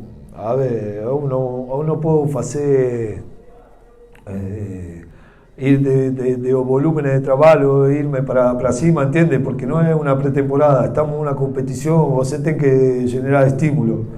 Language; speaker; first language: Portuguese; non-native, learner; Spanish